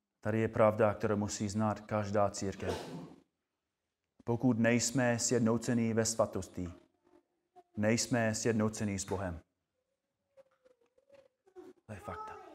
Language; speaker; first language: Czech; non-native, fluent; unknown